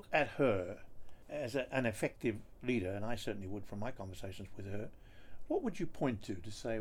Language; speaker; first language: English; native; English